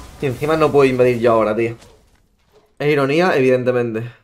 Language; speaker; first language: Spanish; native; Spanish